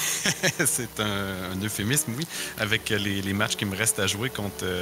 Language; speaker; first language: French; native; French